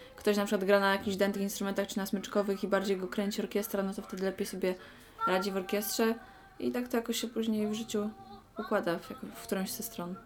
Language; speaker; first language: Polish; native; Polish